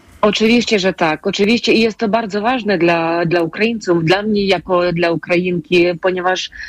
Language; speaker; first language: Polish; non-native, fluent; Ukrainian